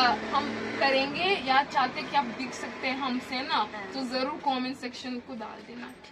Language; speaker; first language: Hindi; non-native, learner; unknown